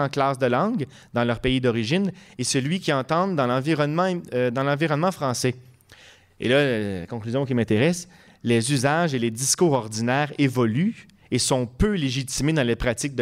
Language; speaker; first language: French; native; French